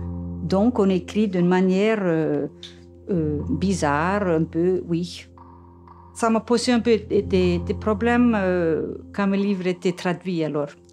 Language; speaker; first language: French; non-native, fluent; Icelandic